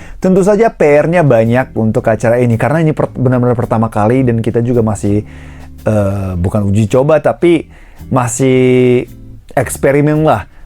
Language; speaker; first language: Indonesian; non-native, fluent; Japanese